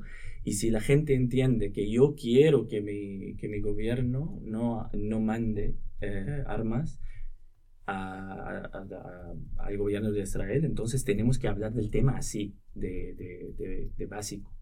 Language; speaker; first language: Spanish; non-native, local second language; Arabic